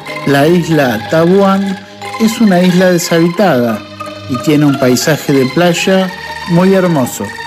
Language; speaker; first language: Spanish; non-native, fluent; Indonesian